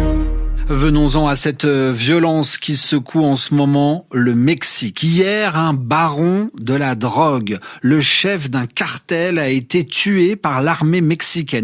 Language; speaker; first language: French; native; French